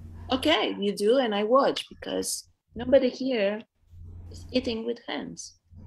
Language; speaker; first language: English; non-native, fluent; Polish